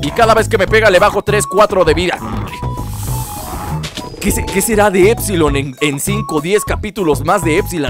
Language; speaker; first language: Spanish; native; Spanish